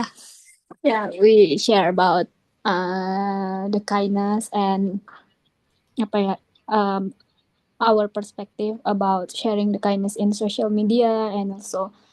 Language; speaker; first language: English; non-native, learner; Indonesian